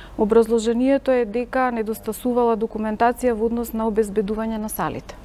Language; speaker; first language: Macedonian; native; Macedonian